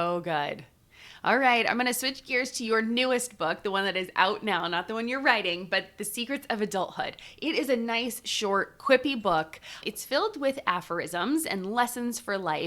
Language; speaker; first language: English; native; English